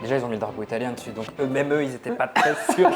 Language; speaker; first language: French; native; French